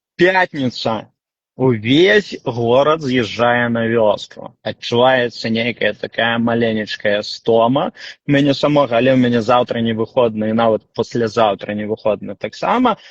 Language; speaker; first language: Belarusian; non-native, local second language; Russian